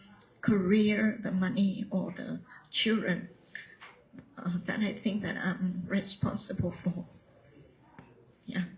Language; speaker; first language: English; non-native, learner; Vietnamese